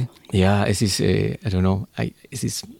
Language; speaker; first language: German; non-native, learner; Spanish